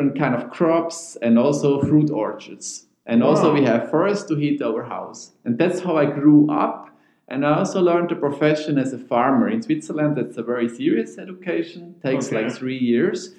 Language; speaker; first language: English; non-native, fluent; Swiss German